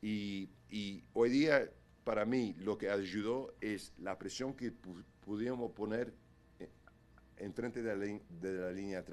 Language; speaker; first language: Spanish; early bilingual, heritage; Spanish